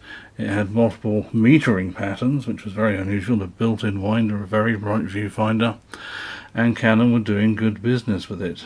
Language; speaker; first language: English; native; English